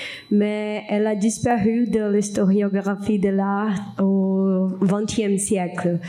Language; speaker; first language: French; non-native, fluent; Portuguese